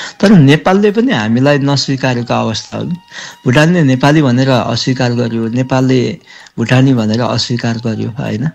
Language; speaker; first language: Nepali; native; Nepali